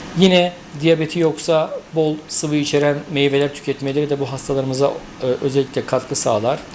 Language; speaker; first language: Turkish; native; Turkish